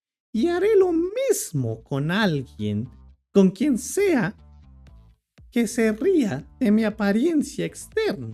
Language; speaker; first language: Spanish; non-native, fluent; English